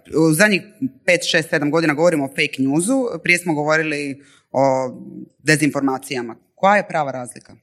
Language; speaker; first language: Croatian; native; Croatian